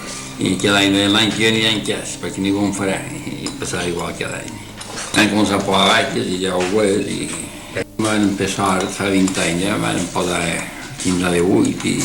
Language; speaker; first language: Catalan; native; Catalan